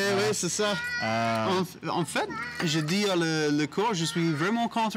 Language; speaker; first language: French; non-native, learner; English